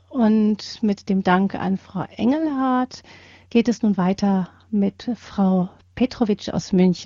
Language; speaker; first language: German; native; German